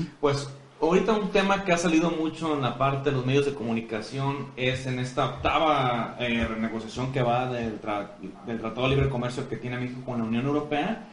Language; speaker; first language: Spanish; native; Spanish